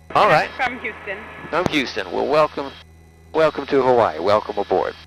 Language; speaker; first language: English; native; English